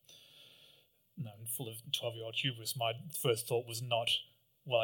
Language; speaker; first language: English; native; English